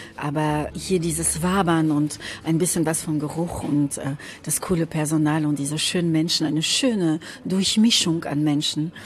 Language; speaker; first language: German; non-native, local second language; French